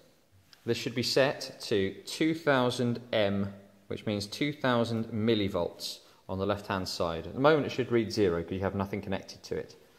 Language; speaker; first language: English; native; English